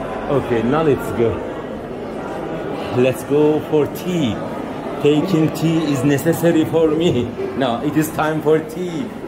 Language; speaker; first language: English; non-native, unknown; Persian